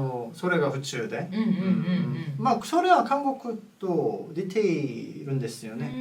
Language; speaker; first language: Japanese; non-native, fluent; Korean